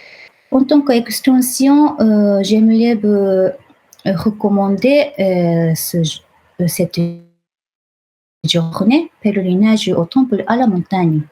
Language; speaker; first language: French; non-native, fluent; Japanese